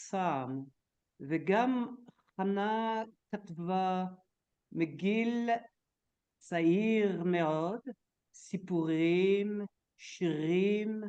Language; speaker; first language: Hebrew; non-native, learner; French